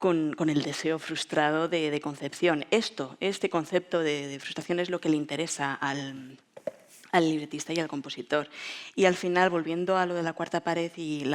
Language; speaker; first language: Spanish; native; Spanish